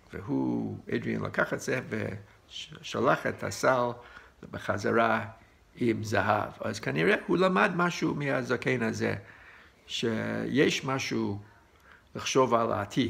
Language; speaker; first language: Hebrew; non-native, fluent; English